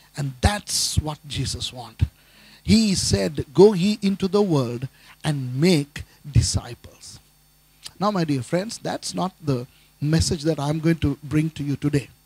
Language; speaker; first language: English; non-native, local second language; Tamil